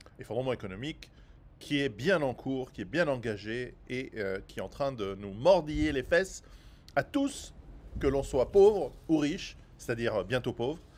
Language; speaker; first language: French; non-native, fluent; Italian